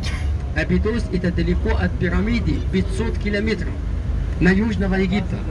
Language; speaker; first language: Russian; non-native, learner; Arabic